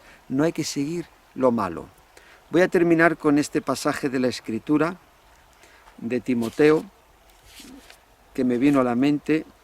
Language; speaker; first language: Spanish; native; Spanish